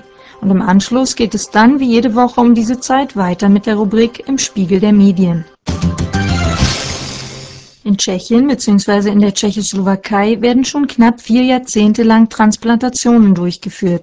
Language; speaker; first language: German; native; German